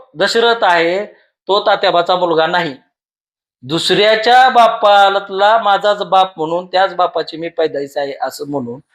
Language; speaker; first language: Marathi; native; Marathi